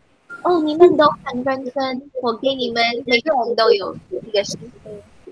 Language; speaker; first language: Chinese; non-native, learner; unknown